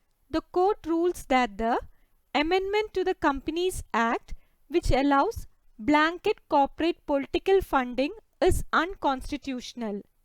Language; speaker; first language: English; non-native, local second language; Malayalam